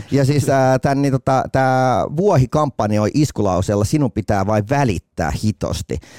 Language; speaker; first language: Finnish; native; Finnish